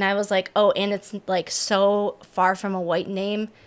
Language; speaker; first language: English; native; English